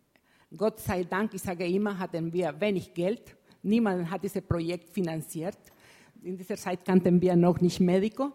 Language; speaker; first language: German; non-native, fluent; Spanish